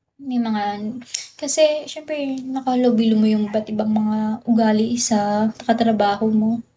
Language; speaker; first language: Filipino; non-native, local second language; Cebuano